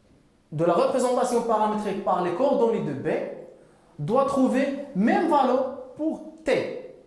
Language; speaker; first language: French; non-native, local second language; Arabic